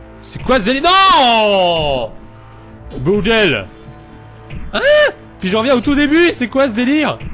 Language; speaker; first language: French; native; French